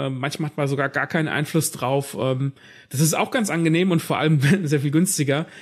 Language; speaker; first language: German; native; German